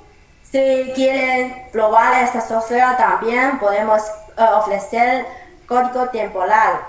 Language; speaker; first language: Spanish; non-native, learner; Chinese